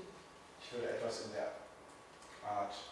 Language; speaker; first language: German; native; German